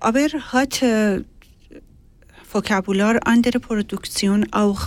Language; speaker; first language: German; non-native, learner; Persian